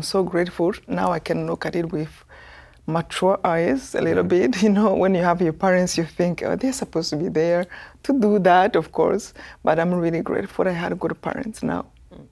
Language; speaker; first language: English; non-native, local second language; Kinyarwanda